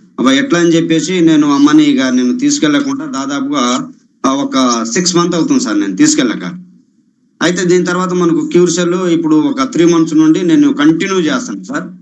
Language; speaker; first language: Telugu; non-native, local second language; Lambadi